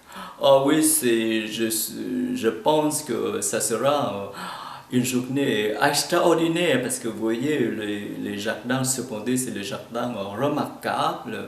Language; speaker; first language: French; non-native, fluent; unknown